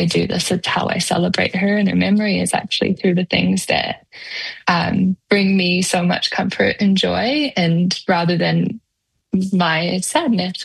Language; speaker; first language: English; native; English